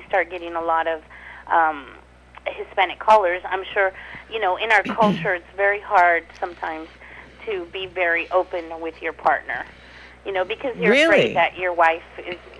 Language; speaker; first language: English; non-native, fluent; Spanish